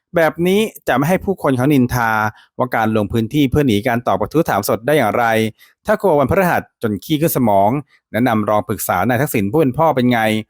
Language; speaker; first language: Thai; native; Thai